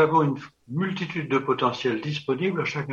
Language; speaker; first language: French; native; French